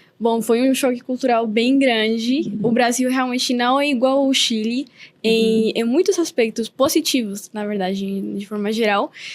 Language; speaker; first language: Portuguese; non-native, fluent; Spanish